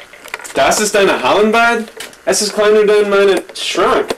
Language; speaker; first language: German; non-native, learner; English